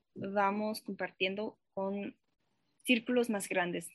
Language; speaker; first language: Spanish; non-native, fluent; English